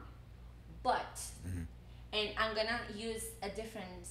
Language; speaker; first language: English; non-native, fluent; Spanish